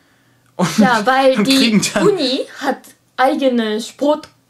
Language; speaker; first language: German; non-native, learner; Japanese